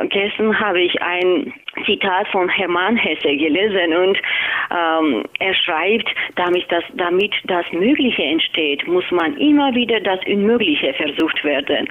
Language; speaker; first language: German; non-native, fluent; Georgian